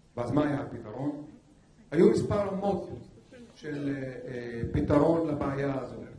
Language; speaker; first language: Hebrew; non-native, local second language; Arabic